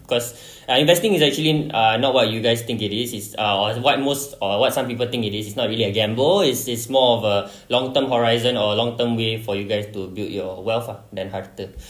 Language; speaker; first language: English; non-native, local second language; Malay